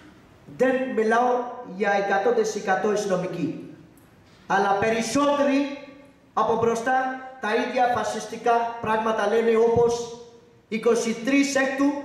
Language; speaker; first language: Greek; non-native, learner; Urdu